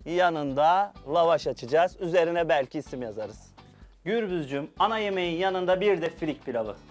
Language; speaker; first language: Turkish; native; Turkish